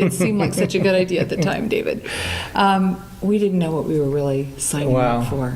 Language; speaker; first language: English; native; English